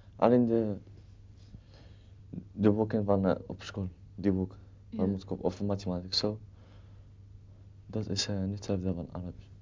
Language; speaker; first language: Dutch; non-native, learner; Arabic